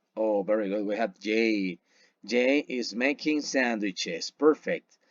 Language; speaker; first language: English; non-native, fluent; Spanish